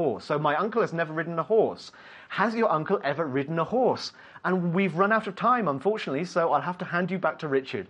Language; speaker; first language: English; native; English